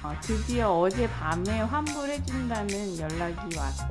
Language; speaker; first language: Korean; native; Korean